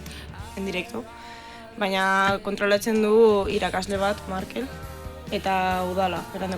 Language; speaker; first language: Basque; non-native, local second language; Spanish